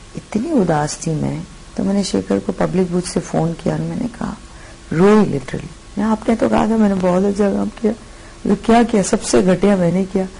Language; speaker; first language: Hindi; non-native, local second language; Bangla